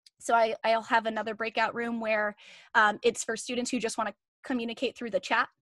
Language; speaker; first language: English; native; English